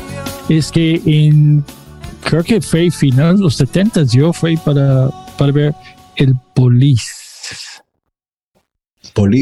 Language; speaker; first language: Spanish; non-native, fluent; English